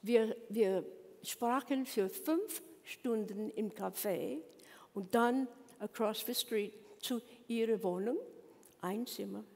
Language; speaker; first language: German; non-native, learner; English